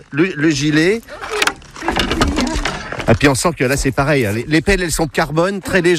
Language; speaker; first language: French; native; French